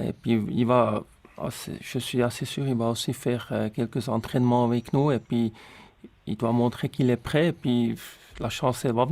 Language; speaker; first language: French; non-native, local second language; Swiss German